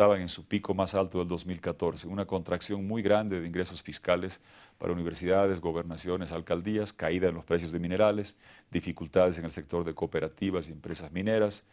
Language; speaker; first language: Spanish; native; Spanish